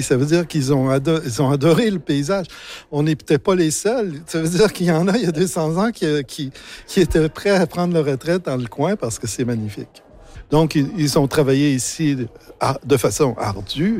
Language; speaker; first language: French; native; French